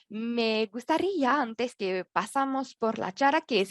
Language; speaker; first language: Spanish; non-native, learner; French